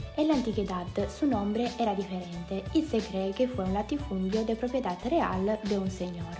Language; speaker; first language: Spanish; non-native, learner; Italian